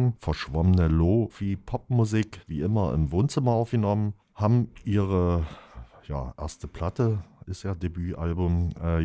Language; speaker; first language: German; native; German